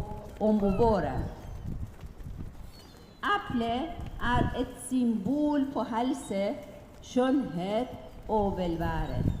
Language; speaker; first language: Norwegian; non-native, fluent; Persian